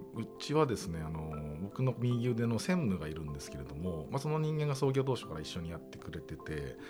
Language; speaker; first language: Japanese; native; Japanese